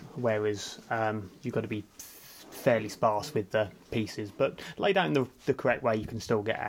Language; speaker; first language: English; native; English